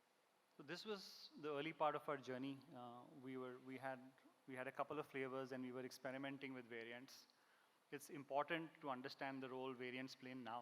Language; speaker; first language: English; non-native, local second language; Hindi